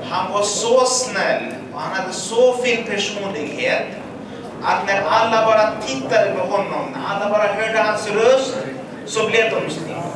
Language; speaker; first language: Swedish; early bilingual, other home language; Arabic